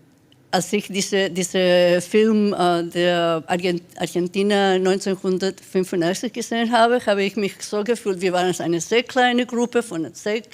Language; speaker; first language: German; non-native, fluent; Spanish